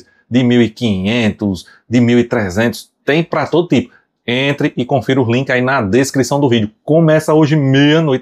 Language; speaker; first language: Portuguese; native; Portuguese